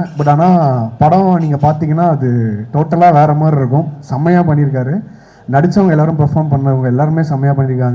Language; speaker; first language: Tamil; native; Tamil